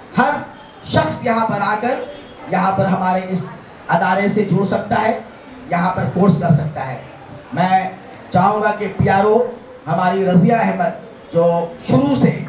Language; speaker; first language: Hindi; non-native, local second language; Urdu